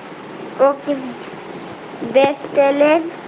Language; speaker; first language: German; non-native, learner; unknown